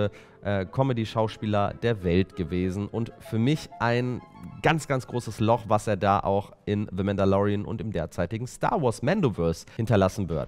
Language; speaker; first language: German; native; German